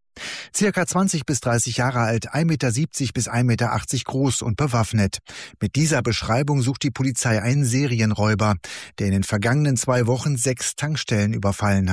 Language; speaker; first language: German; native; German